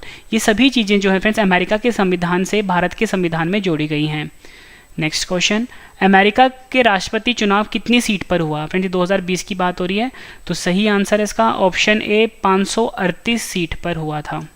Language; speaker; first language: Hindi; native; Hindi